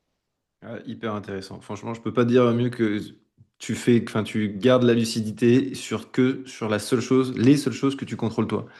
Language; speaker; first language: French; native; French